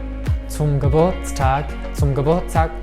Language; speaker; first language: German; non-native, fluent; English